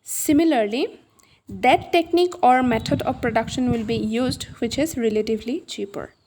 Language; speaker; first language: English; non-native, local second language; Assamese